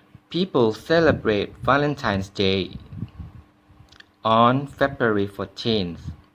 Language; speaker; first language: English; non-native, fluent; Thai